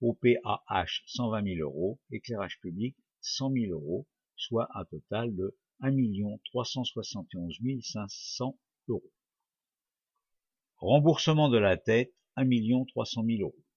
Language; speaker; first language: French; native; French